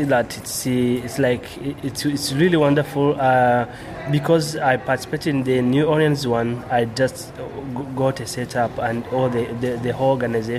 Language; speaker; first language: English; non-native, local second language; Kinyarwanda